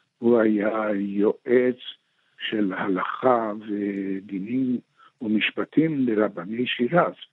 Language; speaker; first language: Hebrew; non-native, fluent; Persian